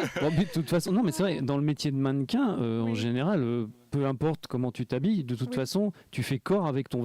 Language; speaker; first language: French; native; French